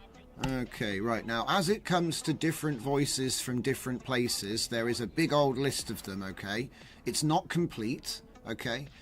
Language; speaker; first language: English; native; English